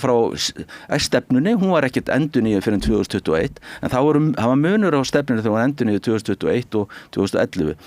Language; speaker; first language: Icelandic; native; Icelandic